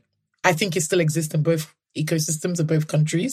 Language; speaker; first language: English; non-native, local second language; Yoruba